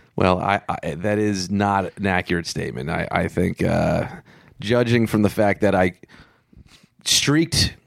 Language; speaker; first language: English; native; English